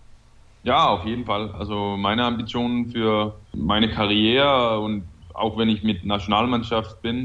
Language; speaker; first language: German; non-native, fluent; Danish